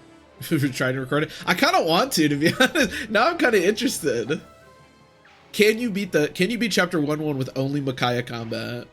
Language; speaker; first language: English; native; English